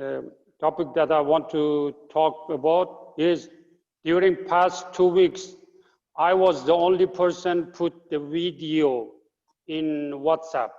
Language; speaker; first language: English; non-native, fluent; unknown